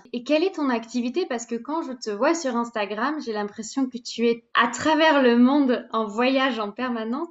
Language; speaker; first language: French; native; French